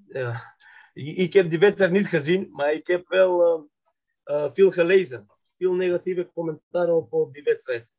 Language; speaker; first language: Dutch; non-native, fluent; Macedonian